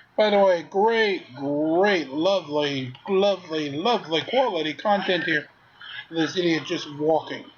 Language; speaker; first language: English; native; English